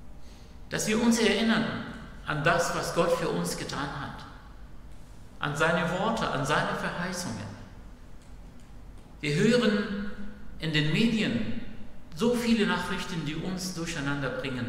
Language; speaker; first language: German; non-native, fluent; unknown